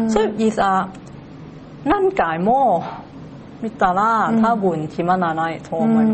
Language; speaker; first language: Japanese; non-native, learner; Cantonese